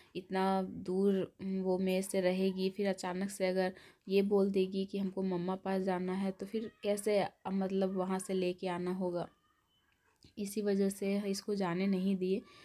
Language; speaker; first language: Hindi; native; Hindi